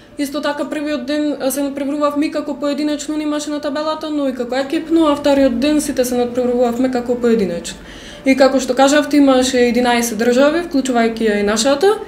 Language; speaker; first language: Macedonian; native; Macedonian